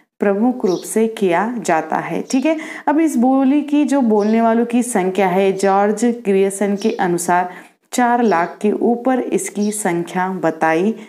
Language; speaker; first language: Hindi; non-native, local second language; Marathi